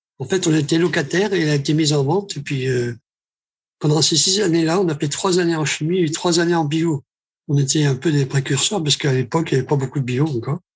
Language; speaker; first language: French; native; French